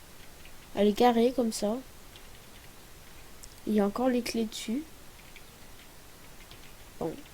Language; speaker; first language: French; native; French